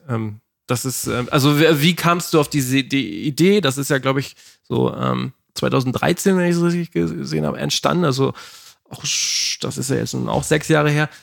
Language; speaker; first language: German; native; German